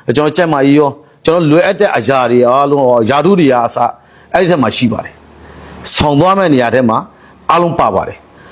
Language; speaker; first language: Burmese; non-native, local second language; Rohingya